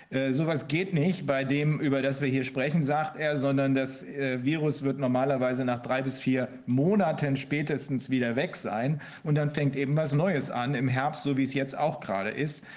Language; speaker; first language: German; native; German